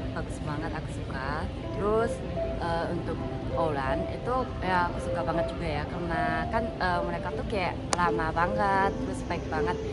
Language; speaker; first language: Indonesian; non-native, fluent; Japanese